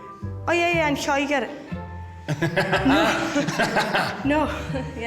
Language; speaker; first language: Welsh; non-native, local second language; English